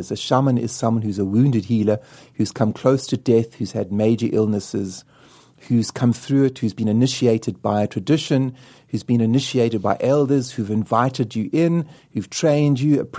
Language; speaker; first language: English; native; English